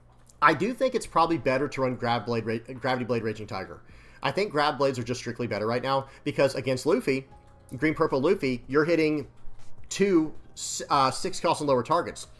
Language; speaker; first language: English; native; English